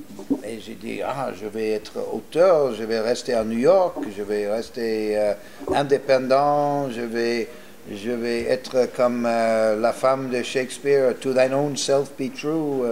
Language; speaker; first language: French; non-native, fluent; English